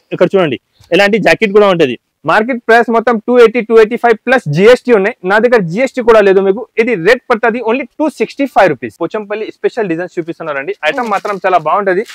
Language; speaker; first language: Telugu; non-native, local second language; Urdu